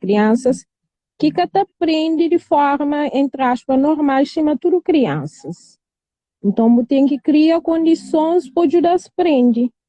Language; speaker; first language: Portuguese; non-native, local second language; Kabuverdianu